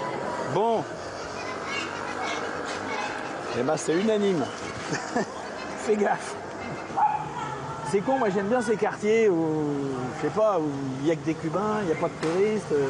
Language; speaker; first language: French; native; French